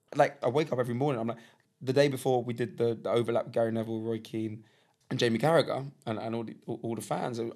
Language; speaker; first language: English; native; English